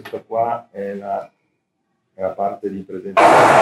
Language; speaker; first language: Italian; native; Italian